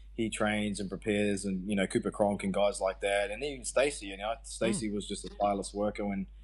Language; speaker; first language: English; native; English